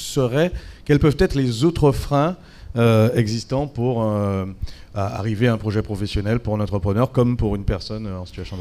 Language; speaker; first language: French; native; French